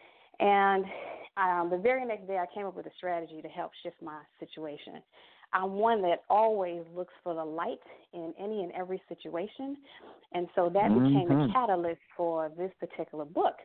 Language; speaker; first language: English; native; English